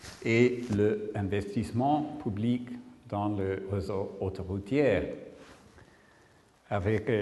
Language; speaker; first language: French; non-native, learner; English